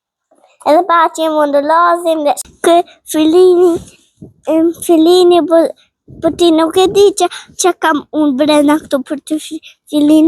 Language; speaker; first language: Albanian; early bilingual, heritage; Albanian